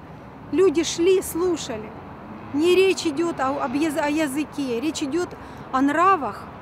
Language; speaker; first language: Russian; native; Russian